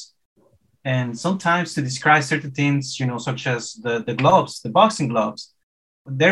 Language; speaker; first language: English; non-native, fluent; Spanish